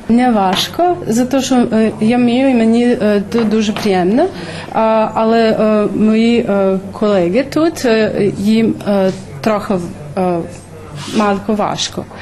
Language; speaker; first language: Ukrainian; early bilingual, heritage; Ukrainian